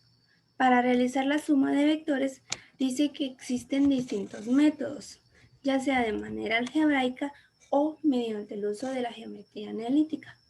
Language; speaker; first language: Spanish; native; Spanish